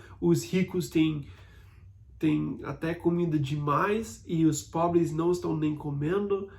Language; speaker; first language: Portuguese; non-native, fluent; English